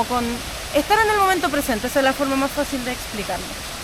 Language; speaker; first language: Spanish; native; Spanish